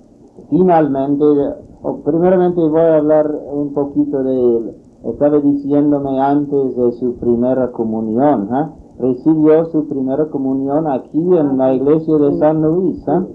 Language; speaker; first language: Spanish; non-native, fluent; English